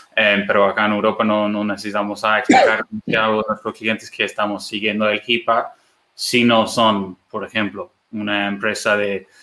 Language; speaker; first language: Spanish; non-native, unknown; English